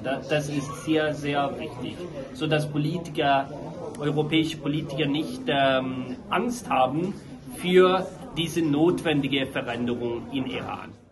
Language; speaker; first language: German; non-native, learner; Swedish